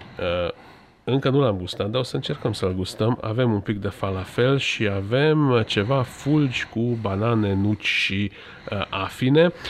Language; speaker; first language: Romanian; non-native, local second language; Hungarian